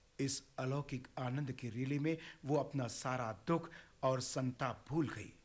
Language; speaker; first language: Hindi; native; Hindi